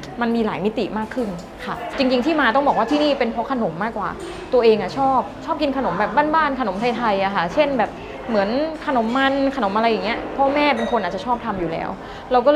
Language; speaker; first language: Thai; native; Thai